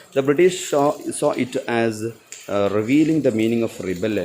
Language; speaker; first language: English; non-native, local second language; Malayalam